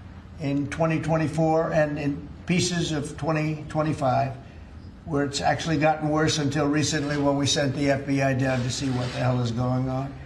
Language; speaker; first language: English; native; English